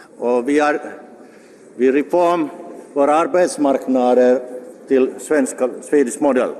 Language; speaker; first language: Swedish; non-native, local second language; Finnish